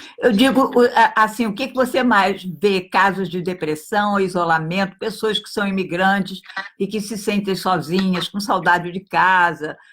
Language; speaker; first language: Portuguese; native; Portuguese